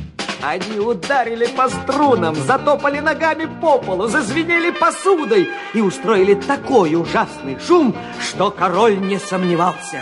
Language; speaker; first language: Russian; native; Russian